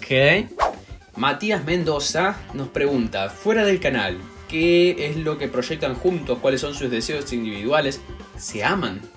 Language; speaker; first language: Spanish; native; Spanish